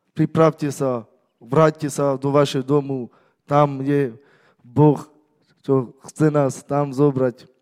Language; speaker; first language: Slovak; non-native, local second language; Romany